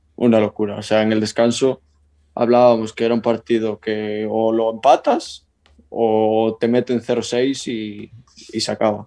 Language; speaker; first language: Spanish; native; Spanish